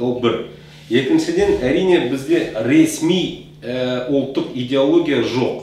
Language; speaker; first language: Kazakh; non-native, local second language; Russian